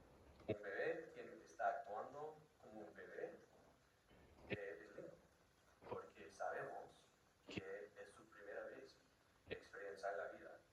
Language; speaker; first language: Spanish; non-native, fluent; English